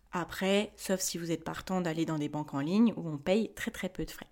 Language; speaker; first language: French; early bilingual, other home language; Spanish